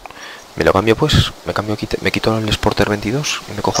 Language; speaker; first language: Spanish; native; Spanish